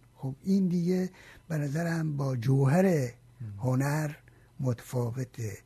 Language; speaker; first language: Persian; native; Persian